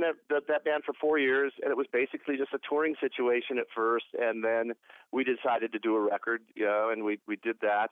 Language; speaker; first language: English; native; English